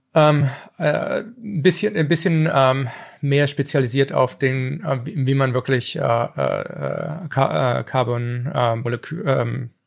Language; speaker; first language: German; native; German